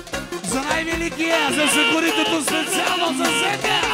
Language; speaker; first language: Bulgarian; non-native, local second language; Turkish